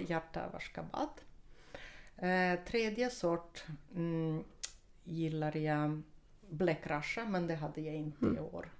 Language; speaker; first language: Swedish; non-native, fluent; Russian